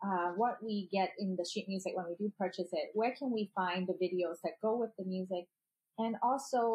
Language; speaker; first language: English; non-native, local second language; Cantonese